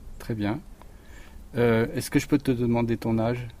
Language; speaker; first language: French; native; French